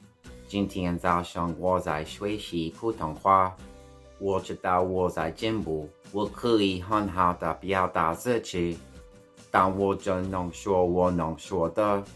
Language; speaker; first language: Chinese; non-native, learner; English